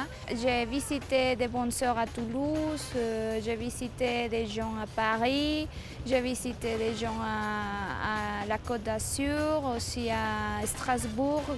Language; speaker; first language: French; non-native, fluent; Spanish